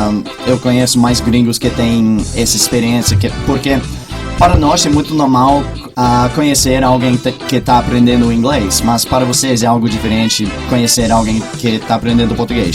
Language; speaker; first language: Portuguese; non-native, fluent; English